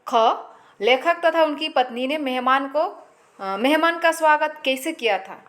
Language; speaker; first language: Hindi; non-native, local second language; Assamese